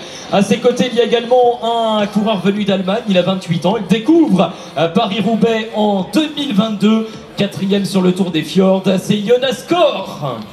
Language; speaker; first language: French; native; French